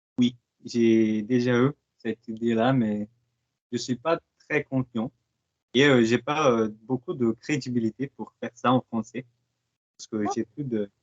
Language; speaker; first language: French; non-native, fluent; Portuguese